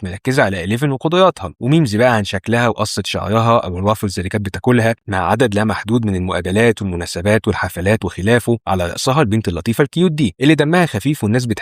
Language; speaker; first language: Arabic; native; Arabic